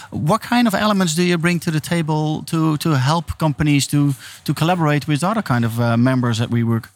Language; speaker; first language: English; non-native, fluent; Dutch